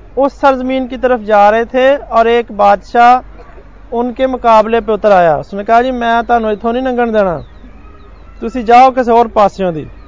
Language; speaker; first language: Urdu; non-native, local second language; Punjabi